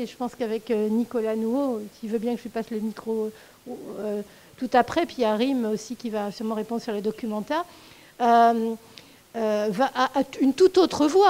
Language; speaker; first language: French; native; French